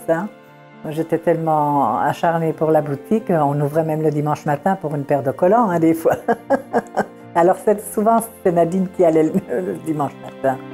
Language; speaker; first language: French; early bilingual, other home language; Italian